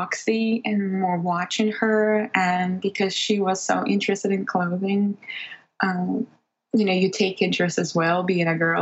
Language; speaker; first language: English; non-native, fluent; Russian